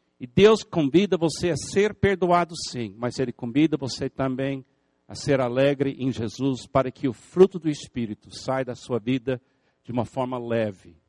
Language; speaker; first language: Portuguese; non-native, fluent; English